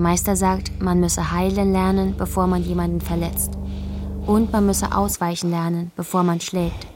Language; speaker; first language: German; native; German